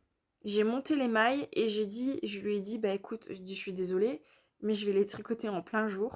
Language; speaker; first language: French; native; French